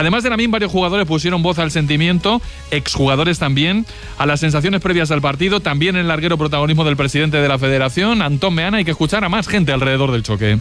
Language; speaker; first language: Spanish; native; Spanish